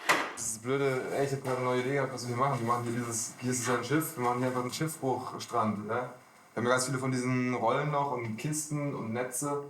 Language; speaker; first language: German; native; German